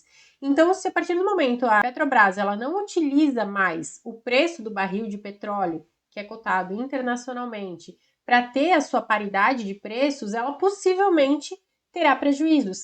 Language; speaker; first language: Portuguese; native; Portuguese